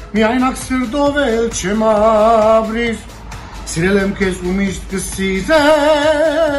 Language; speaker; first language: Armenian; early bilingual, heritage; Armenian